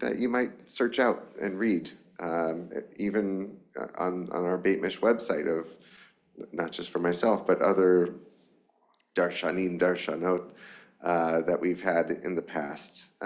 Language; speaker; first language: English; native; English